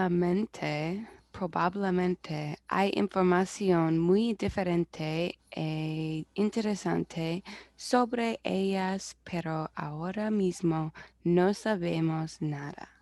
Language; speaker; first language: Spanish; non-native, learner; English